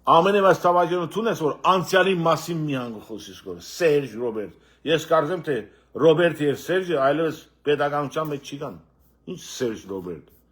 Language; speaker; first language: Armenian; early bilingual, heritage; Armenian